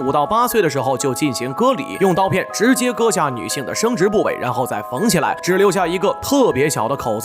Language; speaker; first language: Chinese; native; Chinese